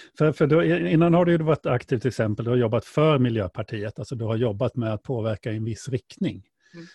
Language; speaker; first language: Swedish; native; Swedish